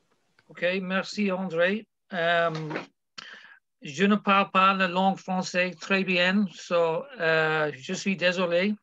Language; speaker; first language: French; non-native, learner; English